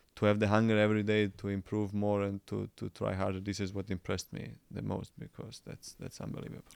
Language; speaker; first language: English; non-native, fluent; Croatian